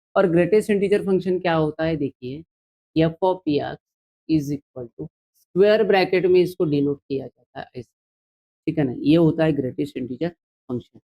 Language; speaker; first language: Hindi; non-native, local second language; Marathi